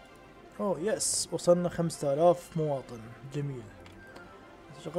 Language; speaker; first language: Arabic; native; Arabic